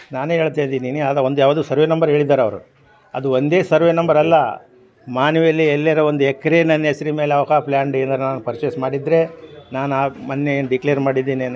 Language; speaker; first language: Kannada; non-native, local second language; Urdu